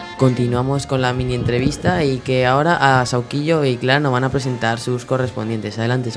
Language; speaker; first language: Spanish; native; Spanish